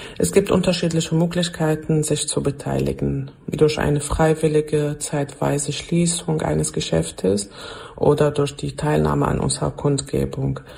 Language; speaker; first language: German; non-native, fluent; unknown